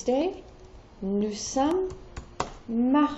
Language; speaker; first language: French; non-native, fluent; English